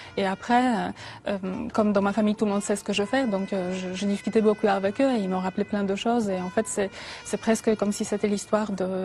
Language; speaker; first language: French; non-native, fluent; Polish